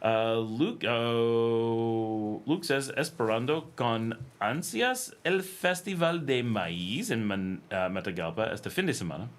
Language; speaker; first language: Spanish; non-native, learner; English